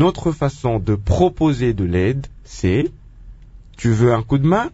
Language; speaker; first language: French; non-native, local second language; Lingala